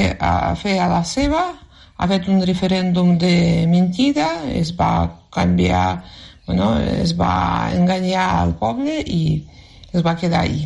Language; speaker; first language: Catalan; non-native, fluent; Russian